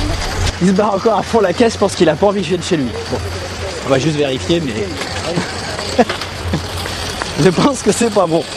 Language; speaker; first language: French; native; French